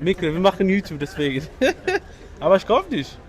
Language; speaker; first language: German; non-native, learner; Amharic